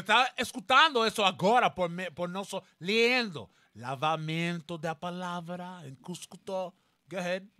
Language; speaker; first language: Portuguese; non-native, learner; Spanish